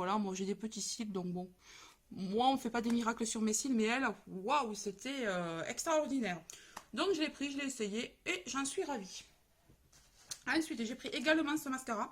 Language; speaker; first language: French; native; French